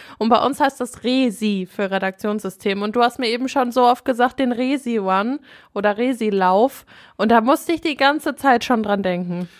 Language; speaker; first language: German; native; German